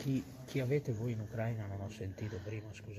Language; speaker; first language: Italian; non-native, fluent; Ukrainian